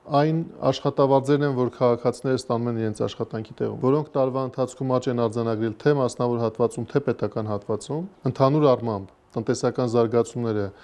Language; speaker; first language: Armenian; native; Armenian